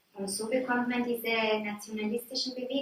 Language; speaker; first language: German; native; German